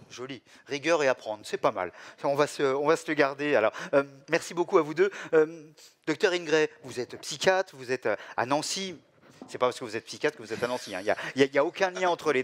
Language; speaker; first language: French; native; French